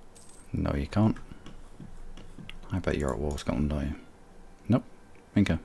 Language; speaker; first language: English; native; English